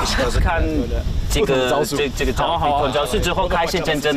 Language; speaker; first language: Chinese; non-native, fluent; Turkish